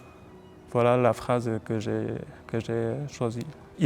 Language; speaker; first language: French; non-native, fluent; Vietnamese